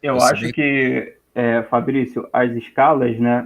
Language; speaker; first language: Portuguese; native; Portuguese